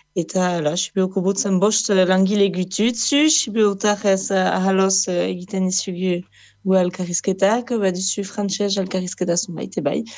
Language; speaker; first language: Basque; native; Basque